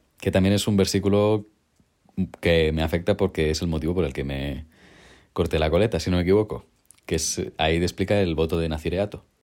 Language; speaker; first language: Spanish; native; Spanish